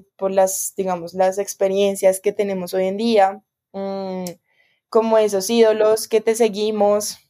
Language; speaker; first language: Spanish; native; Spanish